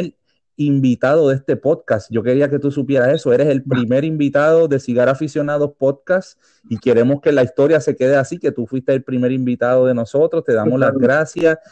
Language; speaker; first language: Spanish; native; Spanish